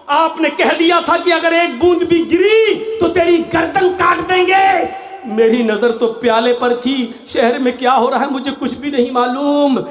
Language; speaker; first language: Urdu; native; Urdu